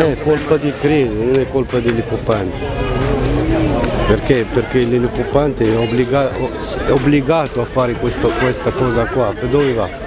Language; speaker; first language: Italian; non-native, fluent; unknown